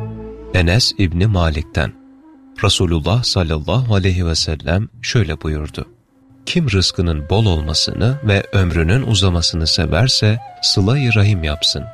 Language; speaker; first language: Turkish; native; Turkish